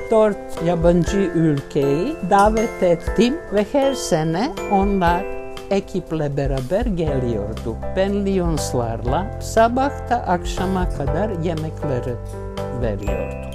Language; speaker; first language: Turkish; non-native, fluent; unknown